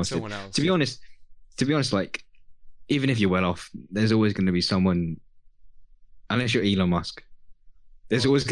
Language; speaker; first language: English; native; English